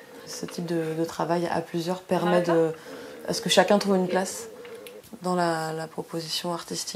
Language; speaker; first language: French; native; French